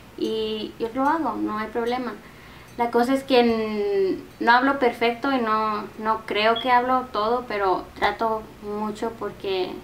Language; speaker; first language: Spanish; early bilingual, heritage; Spanish